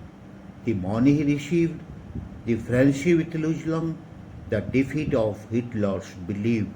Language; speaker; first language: English; non-native, local second language; Odia